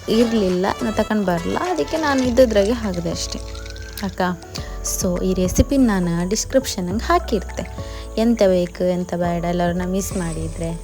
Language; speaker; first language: Kannada; native; Kannada